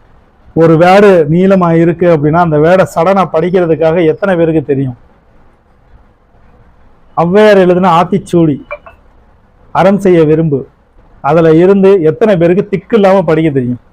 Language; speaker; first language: Tamil; native; Tamil